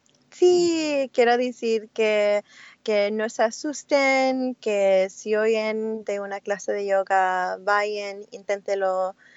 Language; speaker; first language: Spanish; early bilingual, heritage; Spanish